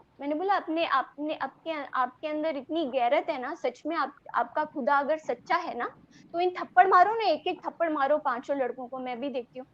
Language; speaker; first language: Hindi; non-native, local second language; Telugu